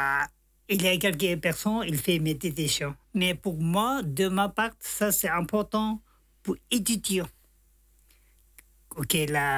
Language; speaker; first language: French; non-native, learner; Tibetan